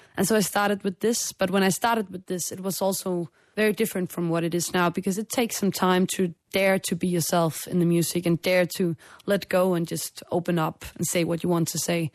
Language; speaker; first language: English; non-native, fluent; Danish